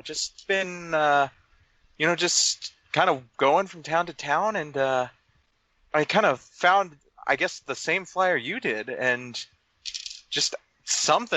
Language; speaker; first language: English; native; English